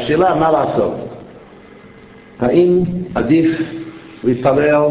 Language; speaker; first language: Hebrew; non-native, fluent; English